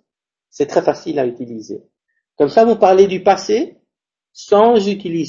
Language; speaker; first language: French; non-native, fluent; Spanish